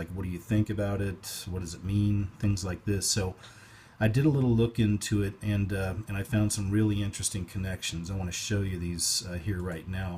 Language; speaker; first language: English; native; English